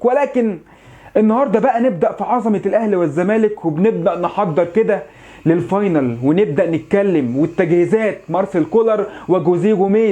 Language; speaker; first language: Arabic; native; Arabic